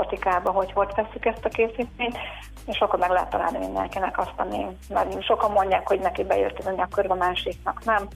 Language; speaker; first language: Hungarian; native; Hungarian